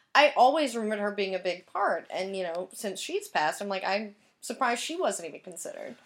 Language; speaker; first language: English; native; English